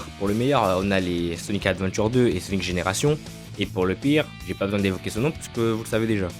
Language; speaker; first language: French; native; French